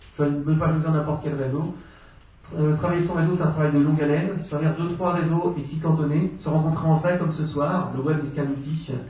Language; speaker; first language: French; native; French